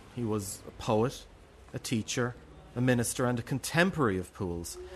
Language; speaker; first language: English; native; English